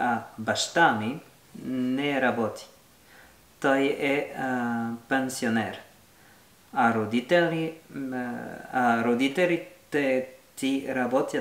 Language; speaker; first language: Bulgarian; non-native, learner; French